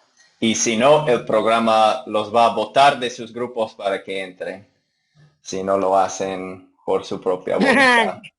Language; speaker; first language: Spanish; non-native, fluent; English